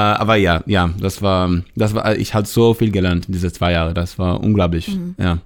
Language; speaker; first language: German; non-native, learner; Hebrew